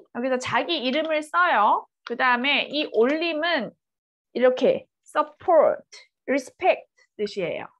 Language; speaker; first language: Korean; native; Korean